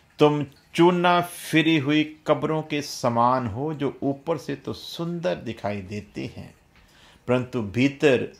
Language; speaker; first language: Hindi; non-native, local second language; Punjabi